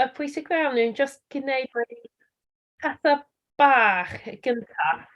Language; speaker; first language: Welsh; non-native, learner; English